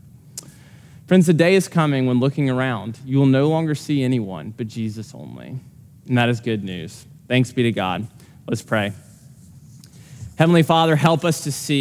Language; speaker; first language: English; native; English